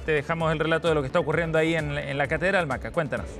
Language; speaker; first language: Spanish; native; Spanish